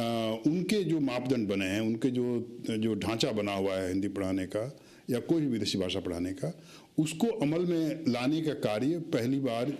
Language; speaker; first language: Hindi; native; Hindi